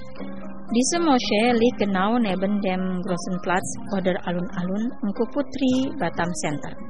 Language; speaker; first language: German; non-native, fluent; Indonesian